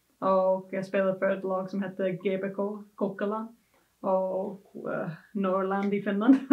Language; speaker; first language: Swedish; non-native, fluent; English